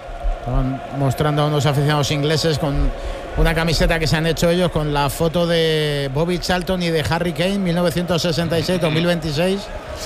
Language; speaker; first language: Spanish; native; Spanish